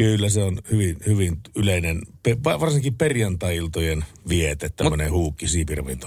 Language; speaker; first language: Finnish; native; Finnish